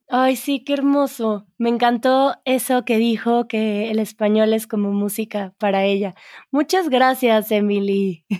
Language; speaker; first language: Spanish; native; Spanish